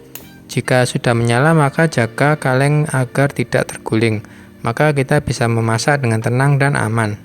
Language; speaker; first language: Indonesian; native; Indonesian